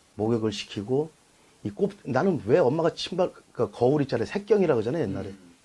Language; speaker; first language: Korean; native; Korean